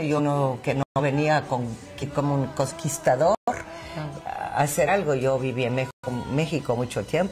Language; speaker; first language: Spanish; non-native, fluent; English